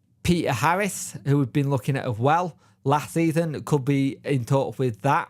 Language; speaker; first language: English; native; English